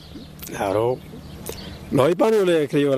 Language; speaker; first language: Spanish; non-native, learner; Arabic